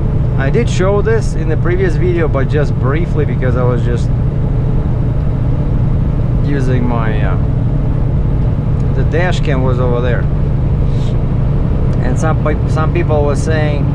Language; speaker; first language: English; non-native, fluent; Russian